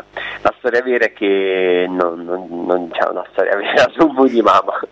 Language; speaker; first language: Italian; native; Italian